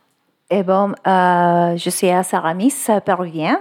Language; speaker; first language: French; non-native, learner; Spanish